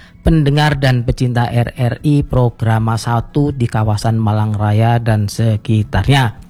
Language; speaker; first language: Indonesian; native; Indonesian